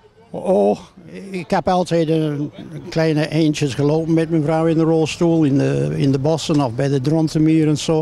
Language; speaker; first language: Dutch; non-native, fluent; English